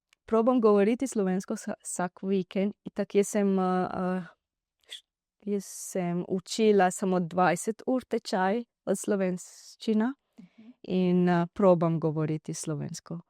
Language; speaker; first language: Slovenian; non-native, learner; Divehi